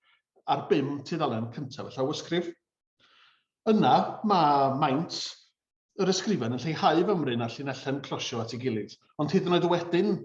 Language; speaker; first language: Welsh; native; Welsh